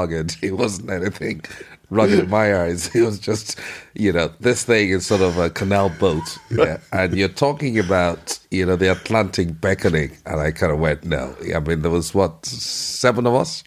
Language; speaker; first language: English; non-native, local second language; Igbo